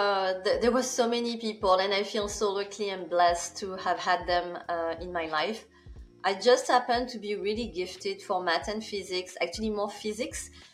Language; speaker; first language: English; non-native, fluent; French